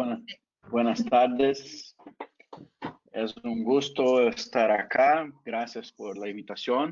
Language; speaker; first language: Spanish; non-native, fluent; Portuguese